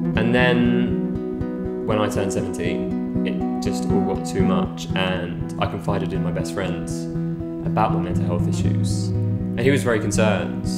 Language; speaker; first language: English; native; English